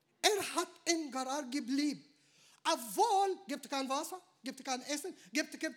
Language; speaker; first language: German; non-native, learner; Arabic